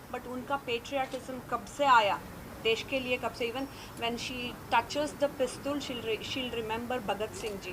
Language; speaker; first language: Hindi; non-native, local second language; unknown